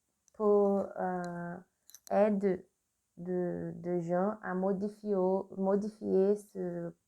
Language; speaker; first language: French; non-native, learner; Portuguese